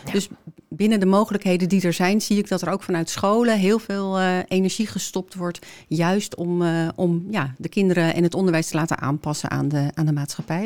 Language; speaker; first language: Dutch; native; Dutch